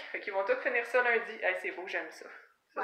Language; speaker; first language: French; native; French